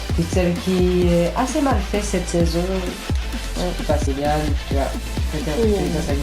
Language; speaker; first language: French; native; French